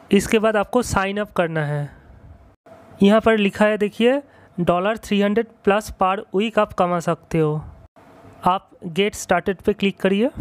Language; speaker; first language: Hindi; non-native, local second language; Bangla